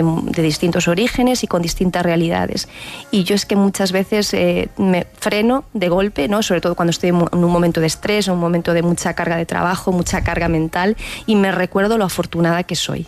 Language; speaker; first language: Spanish; native; Spanish